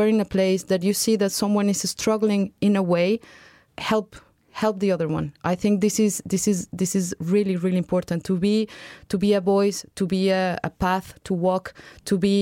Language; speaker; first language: English; non-native, fluent; Spanish